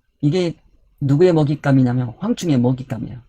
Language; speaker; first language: Korean; native; Korean